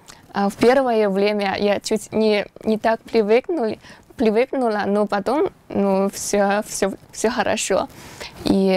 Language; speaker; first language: Russian; non-native, learner; Chinese